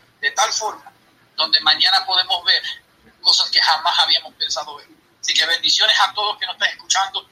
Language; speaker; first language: Spanish; early bilingual, heritage; Spanish